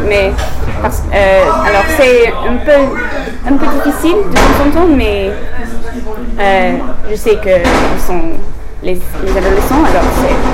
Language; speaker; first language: French; non-native, learner; English